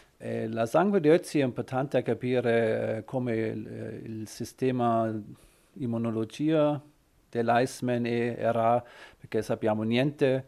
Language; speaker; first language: Italian; non-native, learner; German